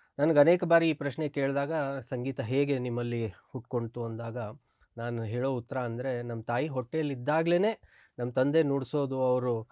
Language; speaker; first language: Kannada; native; Kannada